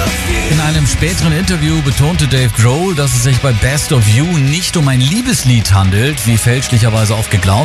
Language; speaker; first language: German; native; German